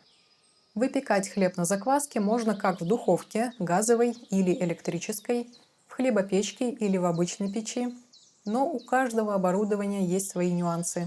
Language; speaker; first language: Russian; native; Russian